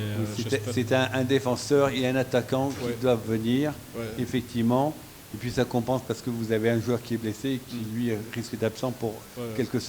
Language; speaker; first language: French; native; French